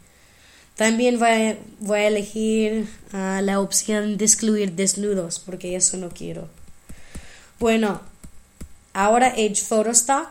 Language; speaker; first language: Spanish; non-native, fluent; English